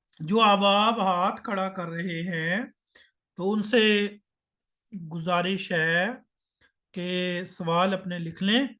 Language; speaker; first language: Urdu; native; Urdu